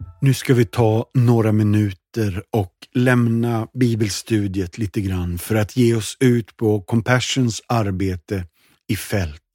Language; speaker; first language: Swedish; native; Swedish